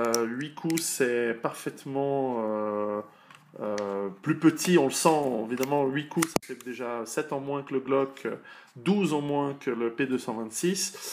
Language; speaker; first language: French; native; French